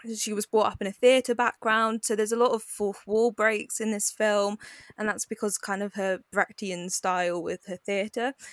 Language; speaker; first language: English; native; English